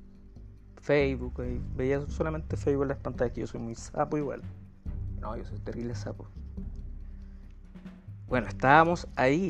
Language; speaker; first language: Spanish; native; Spanish